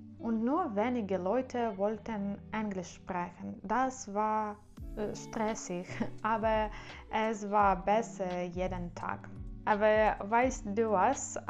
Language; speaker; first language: German; non-native, learner; Ukrainian